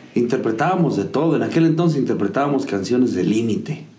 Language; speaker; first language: Spanish; native; Spanish